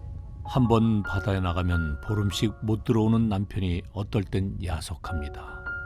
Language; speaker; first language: Korean; native; Korean